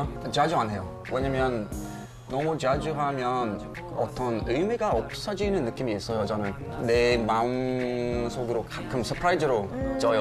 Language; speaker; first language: Korean; non-native, fluent; English